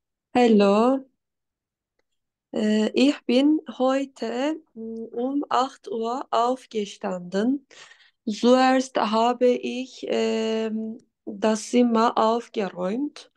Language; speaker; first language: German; non-native, learner; Turkish